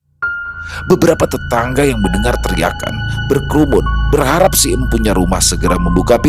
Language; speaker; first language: Indonesian; native; Indonesian